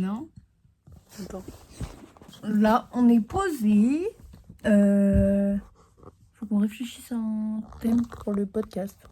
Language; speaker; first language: French; native; French